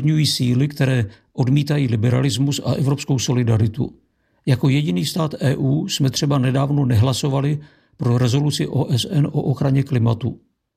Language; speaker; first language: Czech; non-native, fluent; Serbian